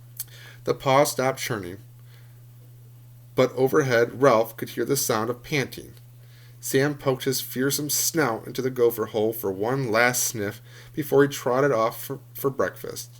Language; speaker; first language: English; native; English